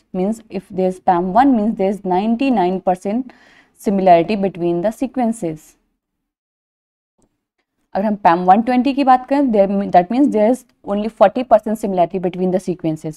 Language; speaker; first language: English; non-native, local second language; Hindi